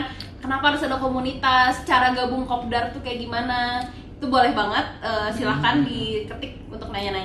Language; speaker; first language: Indonesian; native; Indonesian